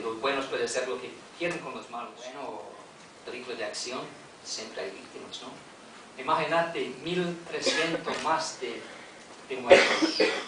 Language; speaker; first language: Spanish; non-native, learner; English